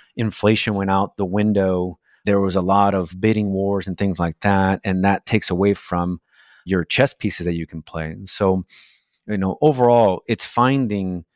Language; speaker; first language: English; non-native, fluent; Portuguese